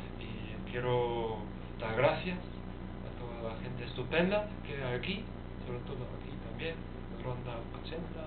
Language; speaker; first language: Spanish; non-native, fluent; German